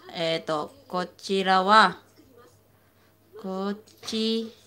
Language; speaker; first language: Japanese; non-native, learner; Filipino